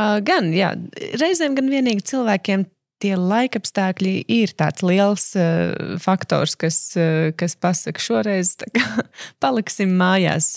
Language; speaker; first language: Latvian; native; Latvian